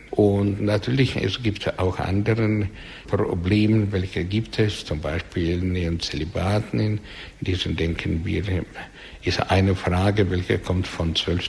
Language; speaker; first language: German; non-native, learner; Russian